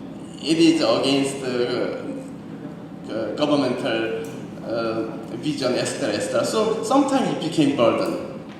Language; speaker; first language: English; non-native, learner; Korean